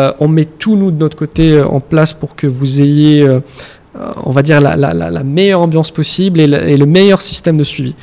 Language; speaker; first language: French; non-native, local second language; Arabic